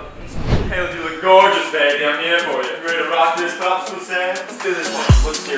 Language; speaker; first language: English; native; English